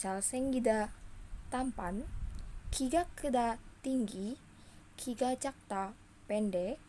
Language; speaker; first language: Korean; non-native, fluent; Indonesian